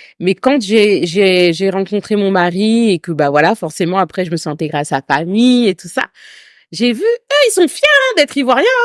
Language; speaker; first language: French; native; French